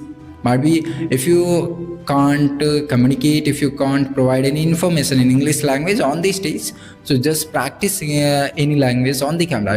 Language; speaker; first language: English; non-native, learner; Bhojpuri